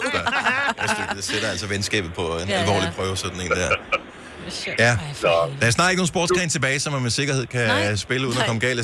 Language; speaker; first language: Danish; native; Danish